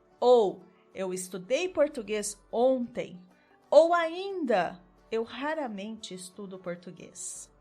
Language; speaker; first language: Portuguese; native; Portuguese